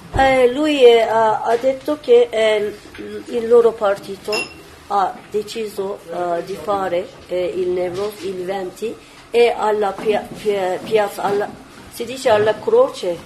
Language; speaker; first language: Italian; non-native, learner; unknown